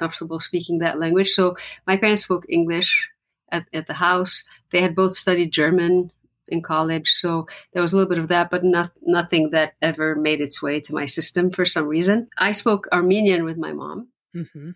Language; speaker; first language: English; non-native, fluent; Arabic